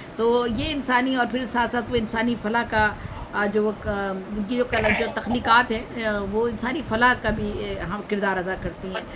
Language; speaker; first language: Urdu; native; Urdu